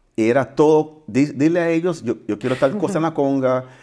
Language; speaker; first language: Spanish; early bilingual, heritage; Spanish